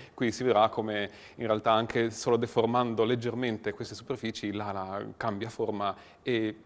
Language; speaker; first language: Italian; native; Italian